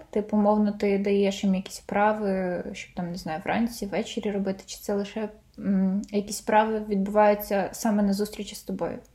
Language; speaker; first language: Ukrainian; non-native, local second language; Russian